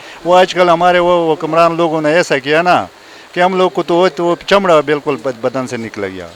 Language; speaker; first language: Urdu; non-native, local second language; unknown